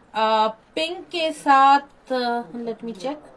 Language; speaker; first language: Hindi; non-native, local second language; Bangla